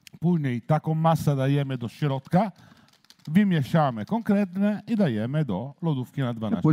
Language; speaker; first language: Polish; non-native, learner; Italian